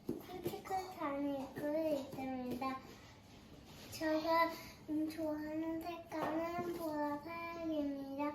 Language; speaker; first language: Korean; early bilingual, heritage; Korean